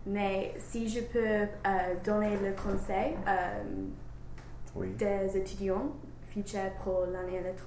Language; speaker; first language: French; non-native, learner; English